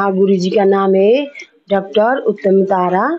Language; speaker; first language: Hindi; non-native, fluent; Burmese